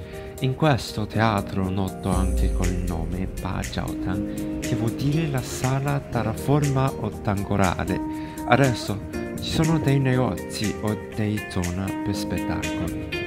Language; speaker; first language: Italian; non-native, learner; Chinese